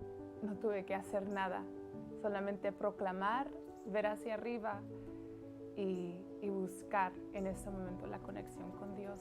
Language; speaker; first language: Spanish; early bilingual, heritage; Spanish